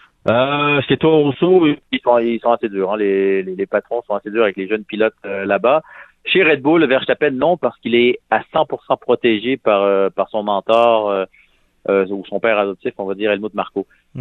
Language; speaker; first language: French; native; French